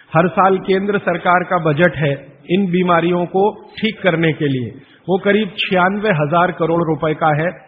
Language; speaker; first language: Hindi; native; Hindi